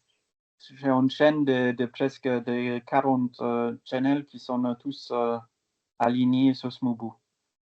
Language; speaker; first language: French; non-native, fluent; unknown